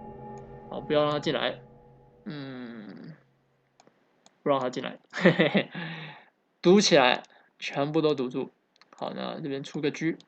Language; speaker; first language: Chinese; native; Chinese